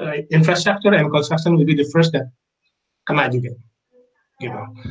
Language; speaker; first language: English; non-native, fluent; Indonesian